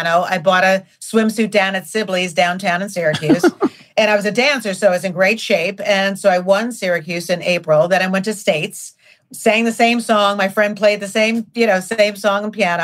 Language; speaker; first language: English; native; English